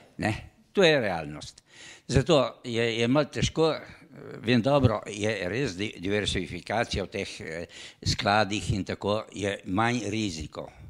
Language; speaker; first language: Slovenian; native; Slovenian